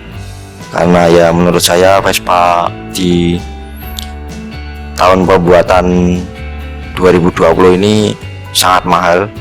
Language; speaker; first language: Indonesian; native; Indonesian